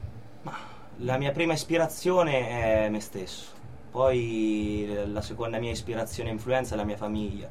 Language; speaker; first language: Italian; native; Italian